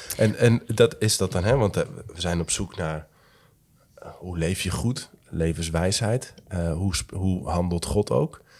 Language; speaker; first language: Dutch; native; Dutch